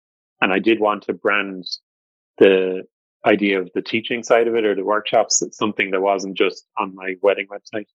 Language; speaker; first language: English; native; English